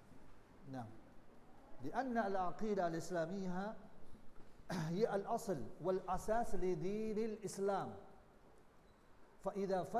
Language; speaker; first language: Arabic; non-native, learner; Indonesian